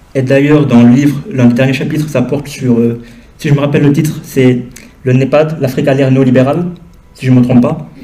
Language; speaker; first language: French; non-native, local second language; Wolof